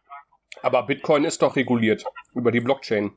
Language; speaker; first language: German; native; German